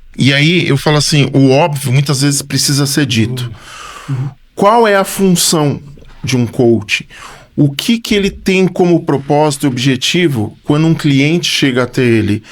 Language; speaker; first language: Portuguese; native; Portuguese